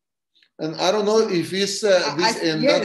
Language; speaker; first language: English; non-native, learner; Spanish